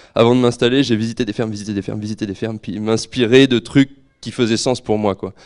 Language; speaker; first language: French; native; French